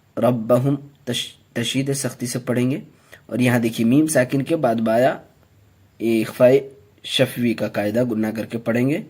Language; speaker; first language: Urdu; native; Urdu